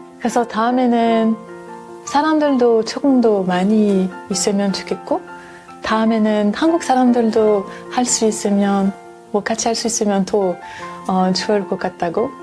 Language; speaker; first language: Korean; non-native, fluent; French